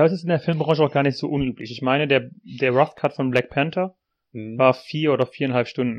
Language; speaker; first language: German; native; German